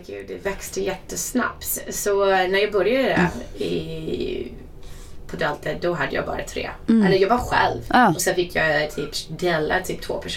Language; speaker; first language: Swedish; non-native, fluent; English